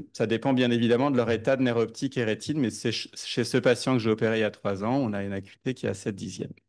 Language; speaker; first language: French; native; French